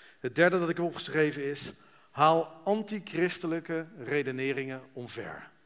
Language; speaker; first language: Dutch; native; Dutch